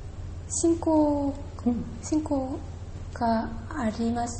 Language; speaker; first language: Japanese; non-native, learner; Korean